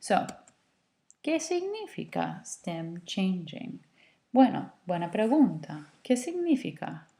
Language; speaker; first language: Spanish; non-native, fluent; English